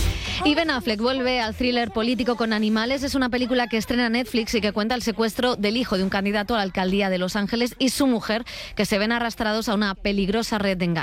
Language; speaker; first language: Spanish; native; Spanish